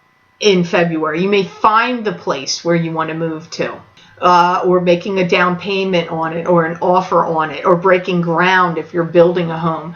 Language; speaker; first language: English; native; English